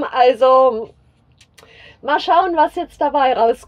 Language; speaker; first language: German; native; German